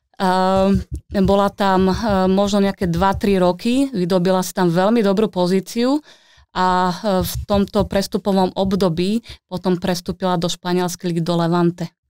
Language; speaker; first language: Slovak; native; Slovak